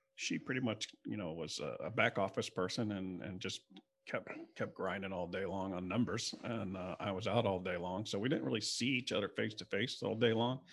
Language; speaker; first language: English; native; English